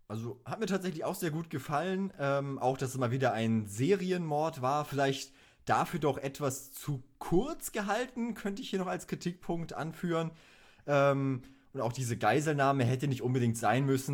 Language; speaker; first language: German; native; German